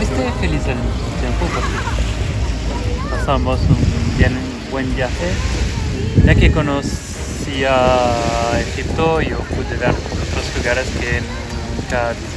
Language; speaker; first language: Spanish; non-native, fluent; French